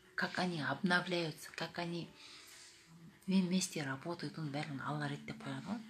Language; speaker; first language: Russian; non-native, local second language; Kazakh